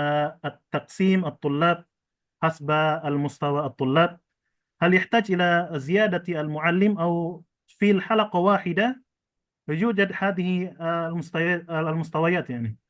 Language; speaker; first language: Arabic; non-native, fluent; Indonesian